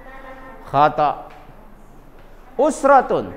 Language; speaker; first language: Arabic; non-native, fluent; Indonesian